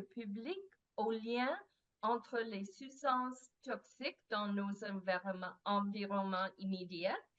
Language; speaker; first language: French; non-native, fluent; English